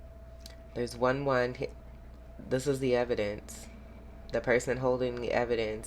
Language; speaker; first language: English; native; English